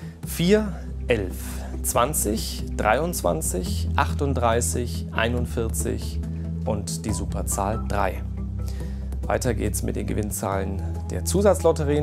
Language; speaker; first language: German; native; German